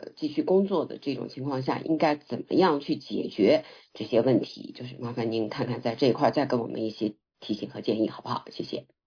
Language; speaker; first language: Chinese; native; Chinese